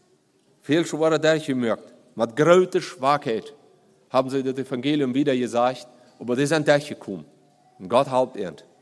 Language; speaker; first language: German; non-native, learner; Plautdietsch